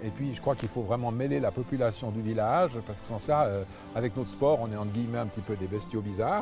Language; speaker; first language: French; native; French